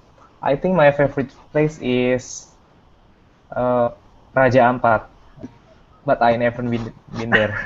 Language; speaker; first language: English; non-native, fluent; Indonesian